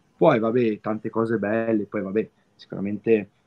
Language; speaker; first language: Italian; native; Italian